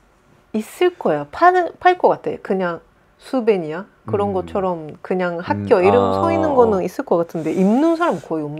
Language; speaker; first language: Korean; non-native, fluent; Japanese